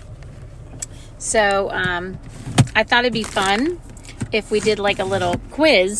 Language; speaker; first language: English; native; English